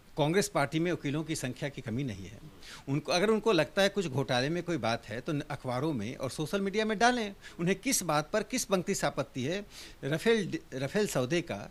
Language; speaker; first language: Hindi; native; Hindi